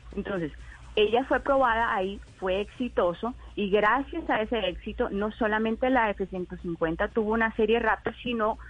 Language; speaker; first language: Spanish; native; Spanish